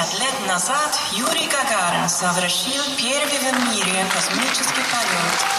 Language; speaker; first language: Russian; non-native, learner; English